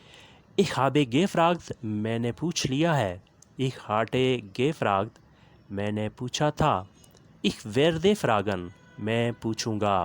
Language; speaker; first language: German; non-native, learner; Urdu